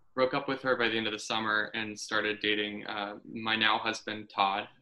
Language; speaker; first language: English; native; English